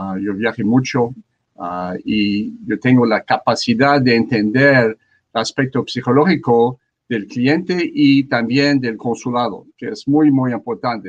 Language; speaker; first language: Spanish; non-native, learner; French